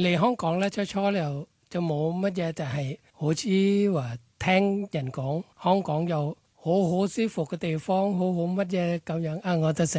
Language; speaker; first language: Cantonese; non-native, learner; Thai